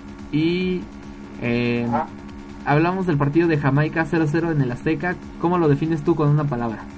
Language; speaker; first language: Spanish; native; Spanish